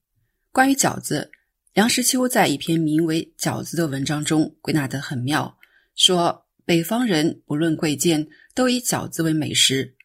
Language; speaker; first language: Chinese; native; Chinese